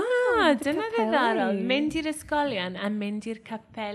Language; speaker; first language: Welsh; native; Welsh